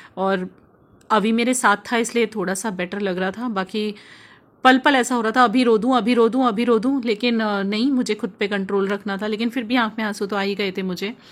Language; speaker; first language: Hindi; native; Hindi